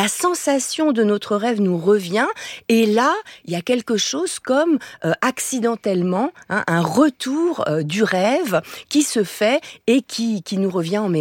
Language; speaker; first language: French; native; French